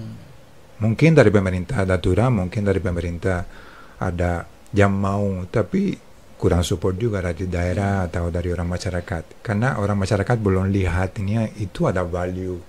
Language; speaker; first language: Indonesian; non-native, fluent; Spanish